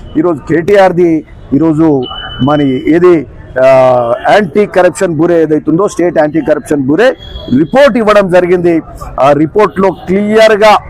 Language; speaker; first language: Telugu; native; Telugu